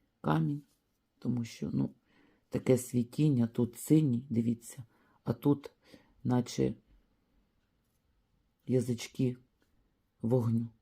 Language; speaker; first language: Ukrainian; native; Ukrainian